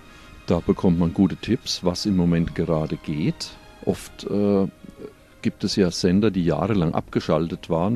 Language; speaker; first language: German; native; German